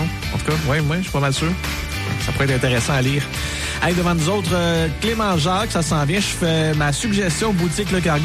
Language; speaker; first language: French; native; French